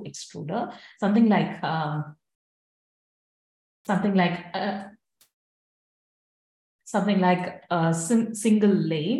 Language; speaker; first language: English; non-native, local second language; Tamil